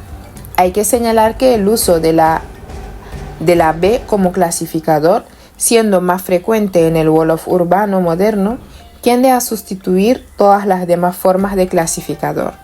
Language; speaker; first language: Spanish; non-native, fluent; Wolof